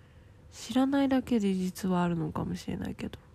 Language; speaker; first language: Japanese; native; Japanese